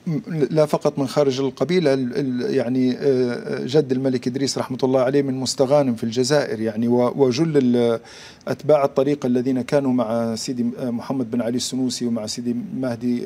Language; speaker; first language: Arabic; native; Arabic